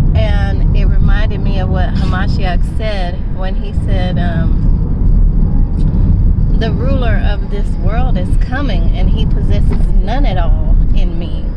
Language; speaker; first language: English; native; English